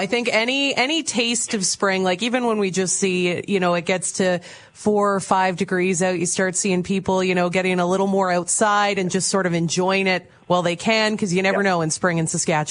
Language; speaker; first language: English; native; English